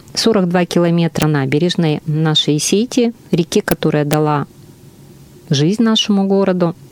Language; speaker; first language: Russian; native; Russian